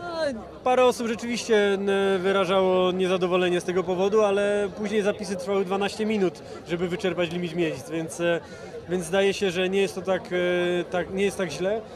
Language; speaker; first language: Polish; native; Polish